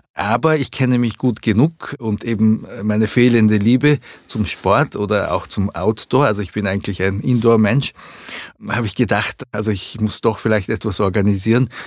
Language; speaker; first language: German; early bilingual, other home language; Japanese